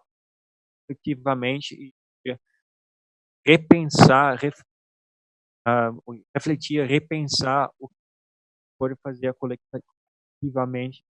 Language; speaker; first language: Portuguese; non-native, fluent; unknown